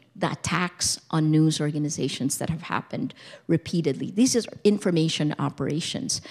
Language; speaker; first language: English; early bilingual, other home language; Filipino